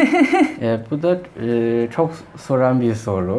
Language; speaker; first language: Turkish; non-native, fluent; Chinese